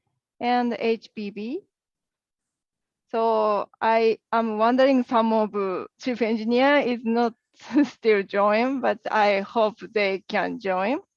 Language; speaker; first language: English; non-native, learner; Japanese